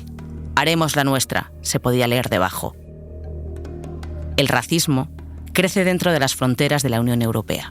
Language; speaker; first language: Spanish; native; Spanish